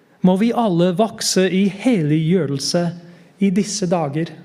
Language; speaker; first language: Norwegian; non-native, fluent; English